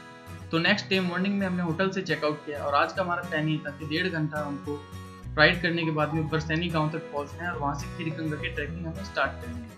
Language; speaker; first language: Hindi; native; Hindi